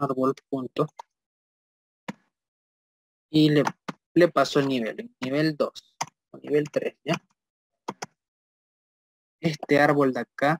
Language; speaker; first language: Spanish; native; Spanish